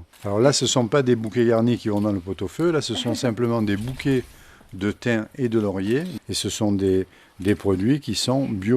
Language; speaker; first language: French; native; French